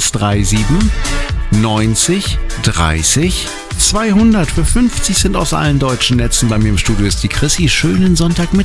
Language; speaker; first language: German; native; German